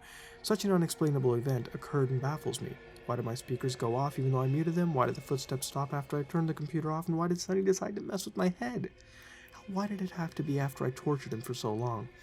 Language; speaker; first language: English; native; English